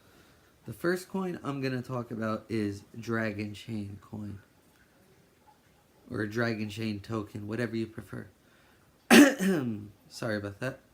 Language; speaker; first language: English; native; English